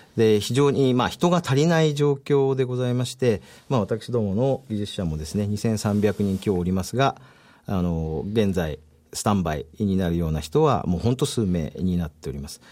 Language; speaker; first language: Japanese; native; Japanese